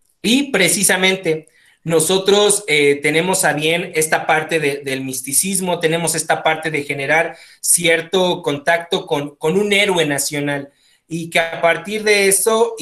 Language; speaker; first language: Spanish; native; Spanish